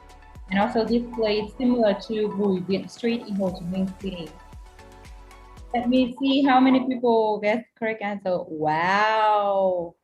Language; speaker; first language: English; non-native, fluent; Vietnamese